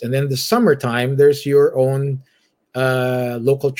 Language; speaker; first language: English; non-native, local second language; Filipino